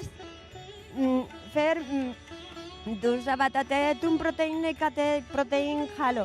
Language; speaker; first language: Hindi; non-native, learner; Spanish